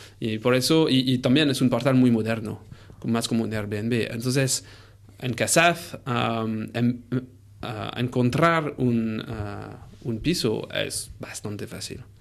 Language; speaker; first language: Spanish; non-native, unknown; French